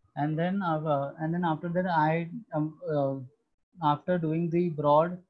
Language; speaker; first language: English; non-native, local second language; Hindi